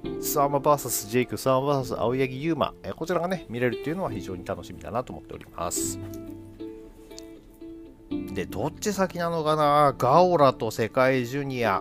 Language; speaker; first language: Japanese; native; Japanese